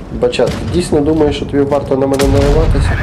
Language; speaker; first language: Ukrainian; native; Ukrainian